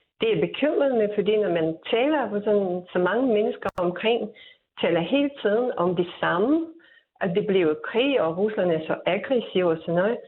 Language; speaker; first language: Danish; non-native, fluent; Russian